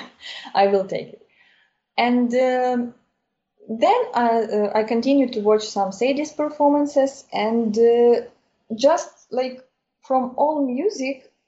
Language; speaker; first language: English; non-native, fluent; Ukrainian